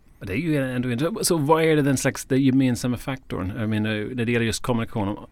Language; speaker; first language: Swedish; non-native, fluent; English